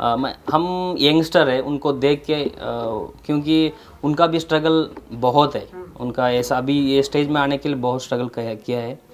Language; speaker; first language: Hindi; non-native, local second language; Kannada